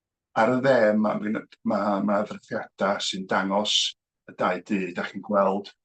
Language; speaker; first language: Welsh; native; Welsh